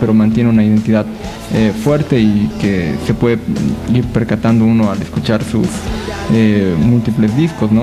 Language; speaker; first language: Spanish; native; Spanish